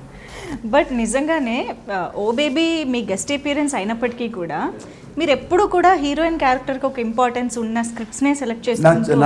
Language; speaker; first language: Telugu; native; Telugu